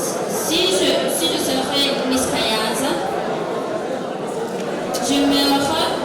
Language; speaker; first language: French; non-native, local second language; Rundi